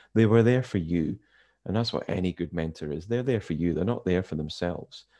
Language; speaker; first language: English; native; English